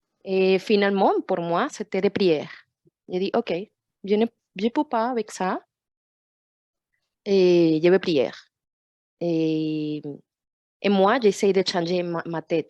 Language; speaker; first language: French; non-native, fluent; Portuguese